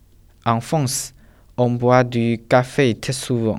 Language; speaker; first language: French; non-native, learner; Chinese